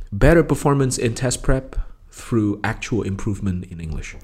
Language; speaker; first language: English; non-native, fluent; Vietnamese